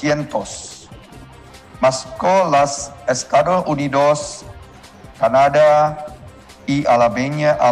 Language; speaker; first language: Spanish; non-native, learner; Indonesian